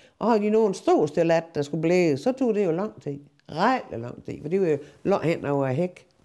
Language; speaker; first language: Danish; native; Danish